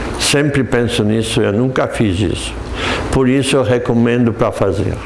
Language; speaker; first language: Portuguese; non-native, fluent; Polish